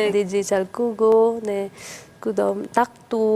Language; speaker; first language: Korean; non-native, learner; Filipino